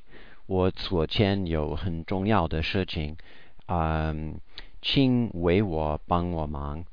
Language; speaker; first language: Chinese; non-native, learner; English